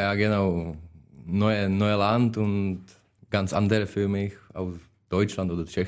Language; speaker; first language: German; non-native, learner; Czech